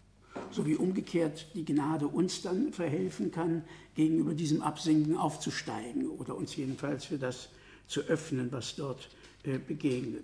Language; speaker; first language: German; native; German